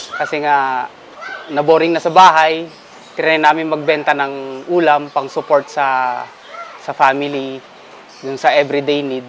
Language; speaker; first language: Filipino; non-native, local second language; Iloko